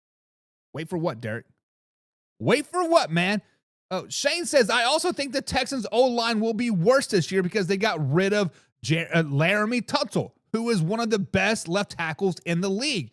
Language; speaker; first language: English; native; English